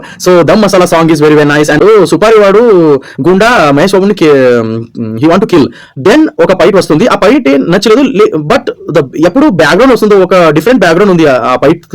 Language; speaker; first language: Telugu; non-native, learner; Kannada